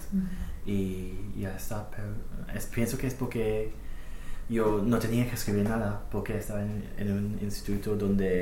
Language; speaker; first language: Spanish; non-native, fluent; English